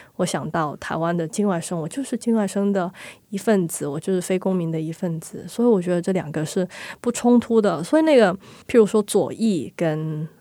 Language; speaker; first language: Chinese; non-native, local second language; Cantonese